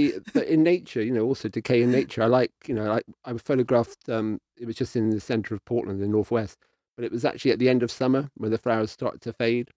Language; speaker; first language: English; native; English